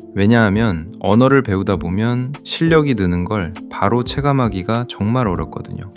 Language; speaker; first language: Korean; non-native, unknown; Arabic